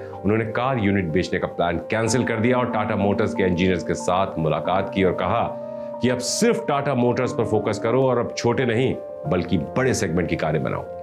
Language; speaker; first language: Hindi; native; Hindi